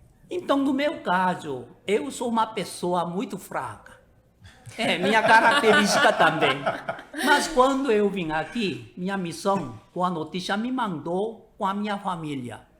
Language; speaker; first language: Portuguese; non-native, learner; Korean